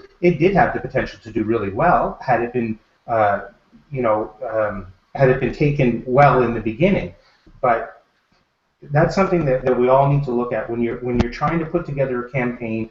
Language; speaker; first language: English; native; English